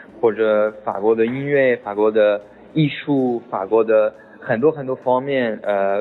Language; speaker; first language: Chinese; non-native, fluent; French